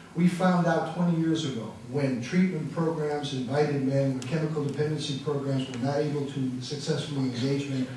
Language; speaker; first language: English; native; English